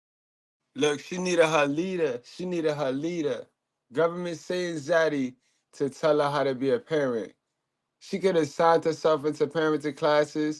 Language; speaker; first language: English; native; English